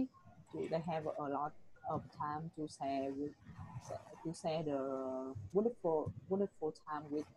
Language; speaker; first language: English; non-native, learner; Vietnamese